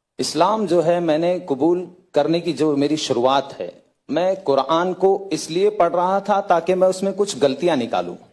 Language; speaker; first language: Hindi; native; Hindi